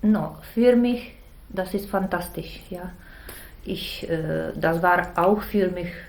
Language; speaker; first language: German; non-native, learner; Czech